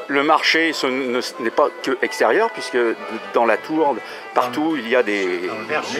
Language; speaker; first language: French; native; French